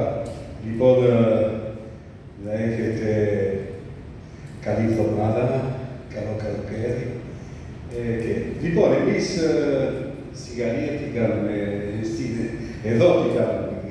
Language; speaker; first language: Greek; early bilingual, heritage; French